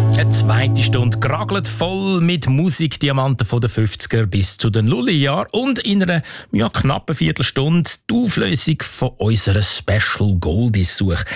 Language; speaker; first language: German; native; German